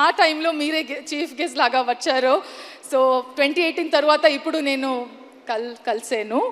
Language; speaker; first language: Telugu; non-native, learner; Kannada